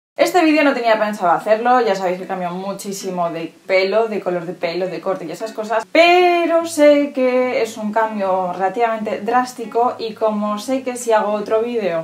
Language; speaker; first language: Spanish; native; Spanish